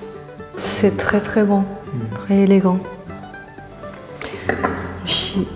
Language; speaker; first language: French; non-native, fluent; Japanese